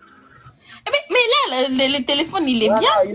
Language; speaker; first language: French; non-native, local second language; Fula